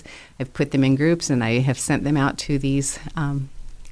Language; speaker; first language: English; native; English